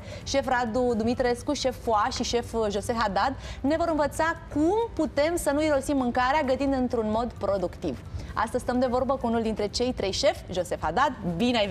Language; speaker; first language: Romanian; native; Romanian